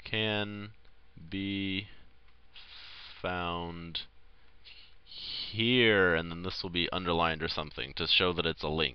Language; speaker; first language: English; native; English